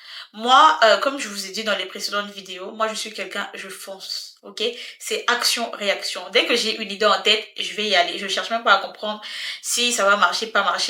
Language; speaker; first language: French; native; French